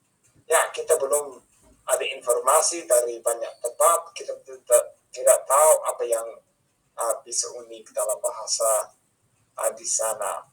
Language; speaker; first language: Indonesian; non-native, fluent; English